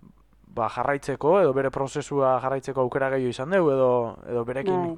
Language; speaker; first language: Basque; native; Basque